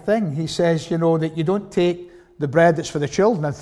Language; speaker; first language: English; native; English